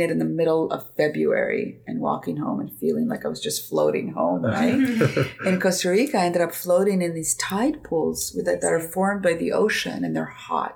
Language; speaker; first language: English; non-native, fluent; Greek